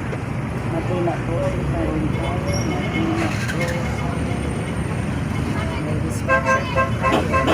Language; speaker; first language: Filipino; non-native, local second language; Cebuano